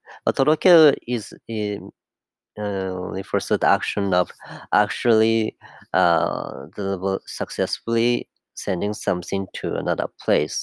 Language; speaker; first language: English; non-native, fluent; Japanese